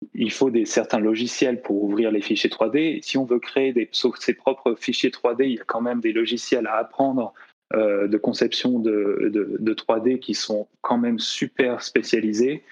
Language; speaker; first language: French; native; French